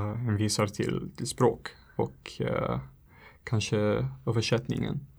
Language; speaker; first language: Swedish; non-native, fluent; Italian